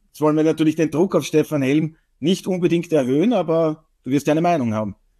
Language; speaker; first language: German; native; German